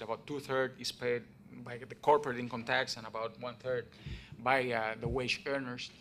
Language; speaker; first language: English; non-native, fluent; Spanish